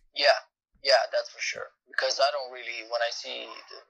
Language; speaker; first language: English; non-native, fluent; Romanian